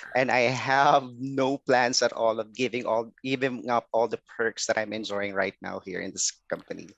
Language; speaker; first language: English; non-native, local second language; Filipino